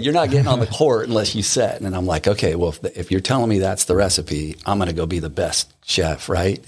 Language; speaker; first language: English; native; English